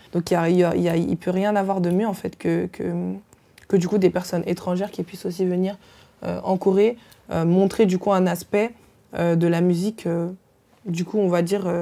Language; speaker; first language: French; native; French